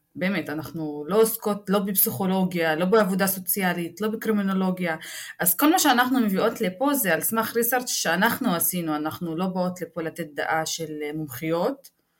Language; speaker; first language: Hebrew; non-native, local second language; Arabic